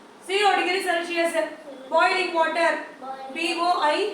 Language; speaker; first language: English; non-native, local second language; Tamil